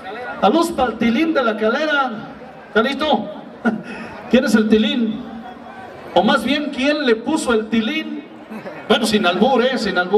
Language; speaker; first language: Spanish; native; Spanish